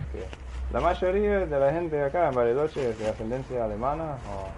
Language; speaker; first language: Spanish; non-native, fluent; English